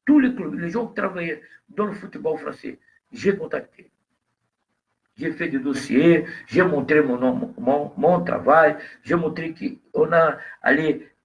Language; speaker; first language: French; non-native, fluent; Portuguese